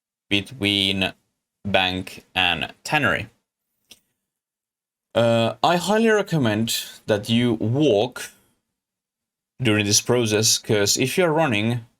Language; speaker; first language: English; non-native, learner; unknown